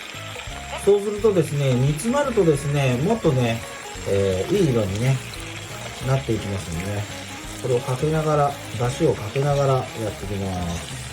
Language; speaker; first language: Japanese; native; Japanese